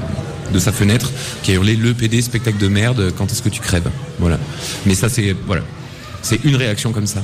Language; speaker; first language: French; native; French